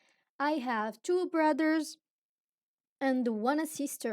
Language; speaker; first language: English; non-native, fluent; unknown